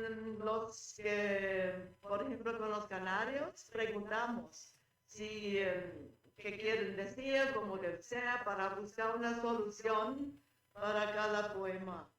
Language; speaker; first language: Spanish; non-native, fluent; German